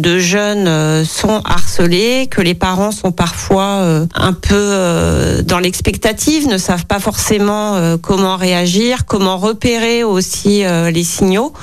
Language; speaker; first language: French; native; French